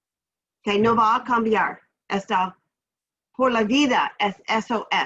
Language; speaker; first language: Spanish; non-native, learner; English